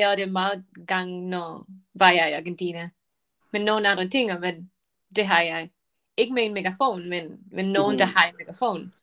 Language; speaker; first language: Danish; non-native, learner; Spanish